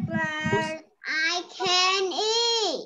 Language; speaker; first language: English; non-native, learner; Vietnamese